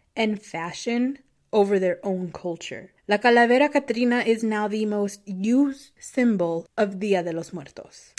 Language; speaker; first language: English; native; English